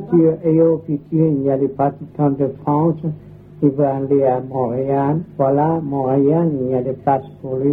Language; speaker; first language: French; non-native, learner; Vietnamese